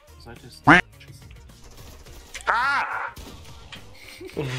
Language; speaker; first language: German; native; German